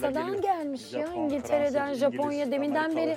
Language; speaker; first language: Turkish; native; Turkish